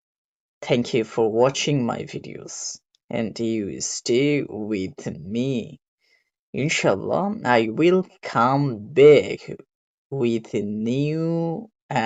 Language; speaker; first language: English; non-native, learner; Bangla